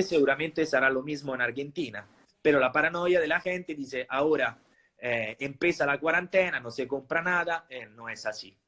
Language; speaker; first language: Spanish; non-native, fluent; Italian